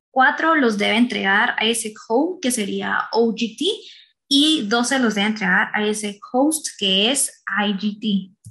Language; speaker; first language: Spanish; native; Spanish